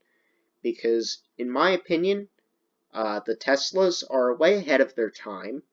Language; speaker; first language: English; native; English